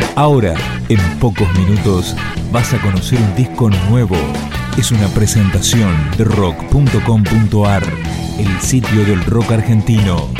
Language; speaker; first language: Spanish; native; Spanish